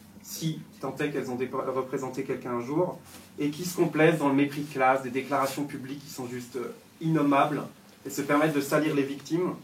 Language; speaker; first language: French; native; French